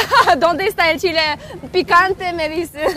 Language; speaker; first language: Spanish; non-native, fluent; Russian